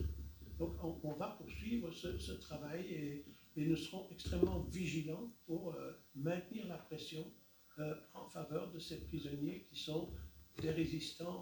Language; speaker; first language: French; native; French